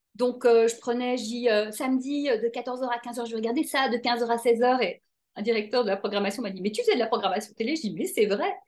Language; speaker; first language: French; native; French